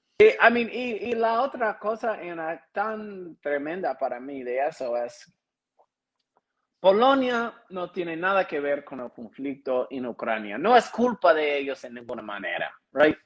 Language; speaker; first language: Spanish; non-native, learner; English